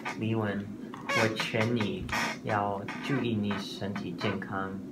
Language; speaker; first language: Chinese; non-native, learner; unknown